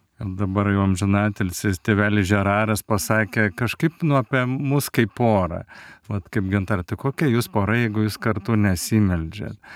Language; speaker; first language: Lithuanian; native; Lithuanian